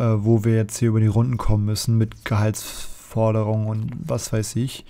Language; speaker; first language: German; native; German